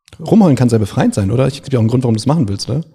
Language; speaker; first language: German; native; German